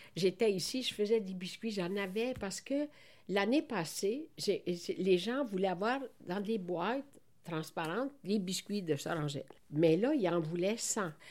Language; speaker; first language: French; non-native, fluent; Italian